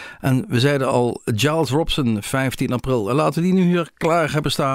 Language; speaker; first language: Dutch; native; Dutch